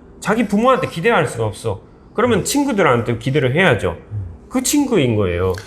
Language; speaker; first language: Korean; non-native, fluent; Japanese